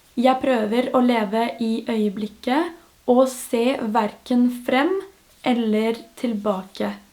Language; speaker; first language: Norwegian; non-native, fluent; French